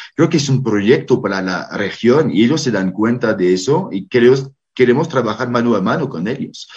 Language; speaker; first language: Spanish; non-native, fluent; French